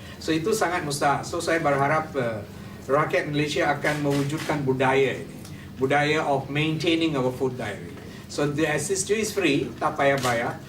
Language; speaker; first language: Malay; non-native, local second language; Tamil